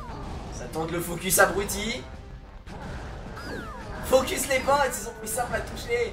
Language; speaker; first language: French; native; French